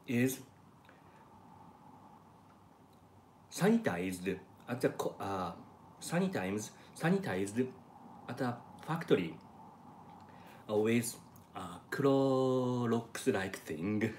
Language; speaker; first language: English; non-native, learner; Japanese